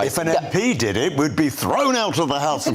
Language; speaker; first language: English; native; English